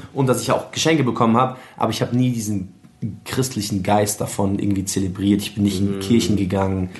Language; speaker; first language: German; early bilingual, other home language; Arabic